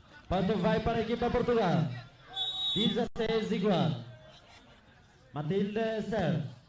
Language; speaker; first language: Portuguese; non-native, local second language; Tetum